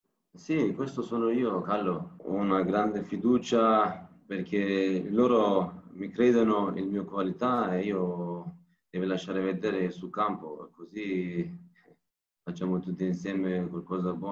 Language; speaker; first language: Italian; non-native, learner; Turkish